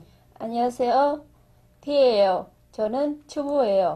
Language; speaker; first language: Korean; non-native, learner; Vietnamese